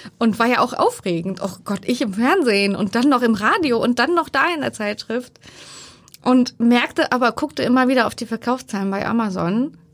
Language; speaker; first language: German; early bilingual, other home language; Turkish